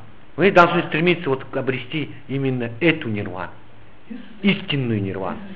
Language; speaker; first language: Russian; native; Russian